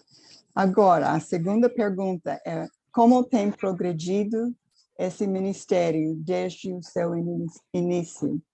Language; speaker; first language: Portuguese; non-native, fluent; English